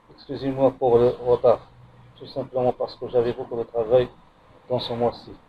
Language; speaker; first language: French; non-native, local second language; Arabic